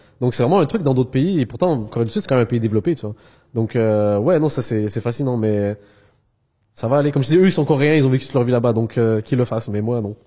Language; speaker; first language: French; early bilingual, other home language; Arabic